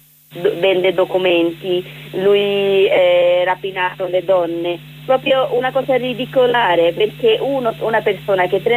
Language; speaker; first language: Italian; non-native, learner; Bangla